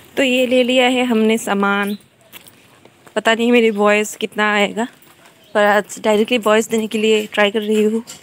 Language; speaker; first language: Hindi; non-native, local second language; Bangla